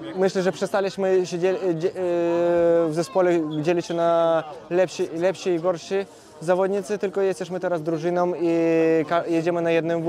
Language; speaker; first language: Polish; non-native, fluent; Russian